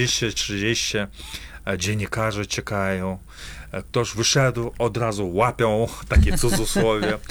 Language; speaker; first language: Polish; non-native, fluent; Kazakh